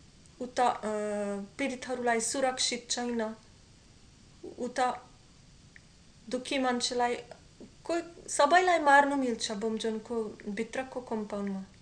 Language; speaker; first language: Nepali; non-native, learner; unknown